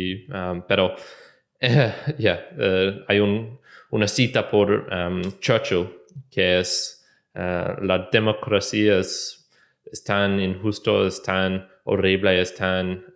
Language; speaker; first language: Spanish; non-native, learner; English